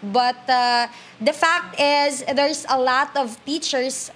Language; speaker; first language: English; non-native, local second language; Hiligaynon